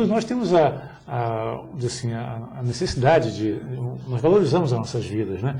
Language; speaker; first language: Portuguese; native; Portuguese